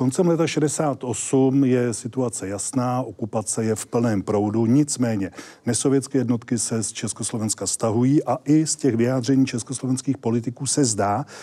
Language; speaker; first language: Czech; native; Czech